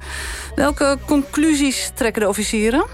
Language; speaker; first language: Dutch; native; Dutch